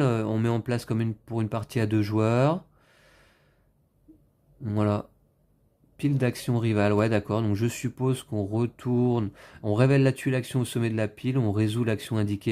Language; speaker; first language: French; native; French